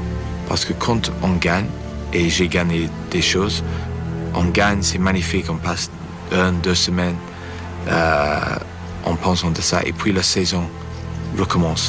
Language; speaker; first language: French; non-native, fluent; English